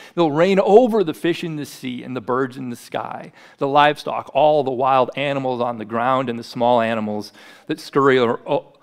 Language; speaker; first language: English; native; English